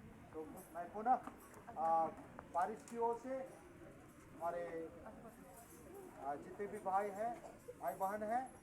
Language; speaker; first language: Hindi; native; Hindi